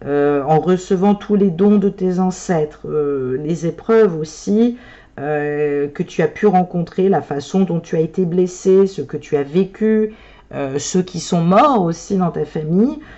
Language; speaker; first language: French; native; French